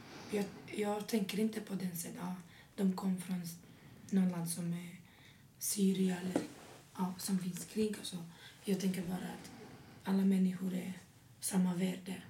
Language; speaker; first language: Swedish; non-native, learner; Arabic